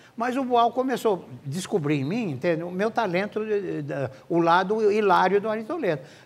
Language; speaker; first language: Portuguese; native; Portuguese